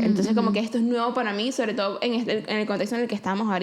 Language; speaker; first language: Spanish; native; Spanish